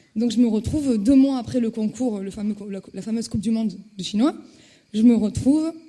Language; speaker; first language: French; native; French